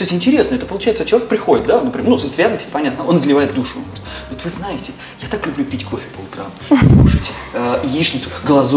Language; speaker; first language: Russian; native; Russian